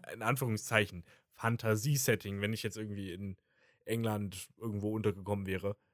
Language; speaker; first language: German; native; German